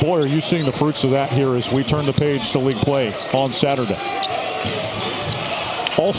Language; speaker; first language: English; native; English